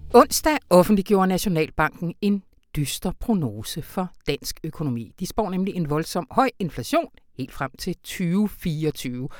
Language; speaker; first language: Danish; native; Danish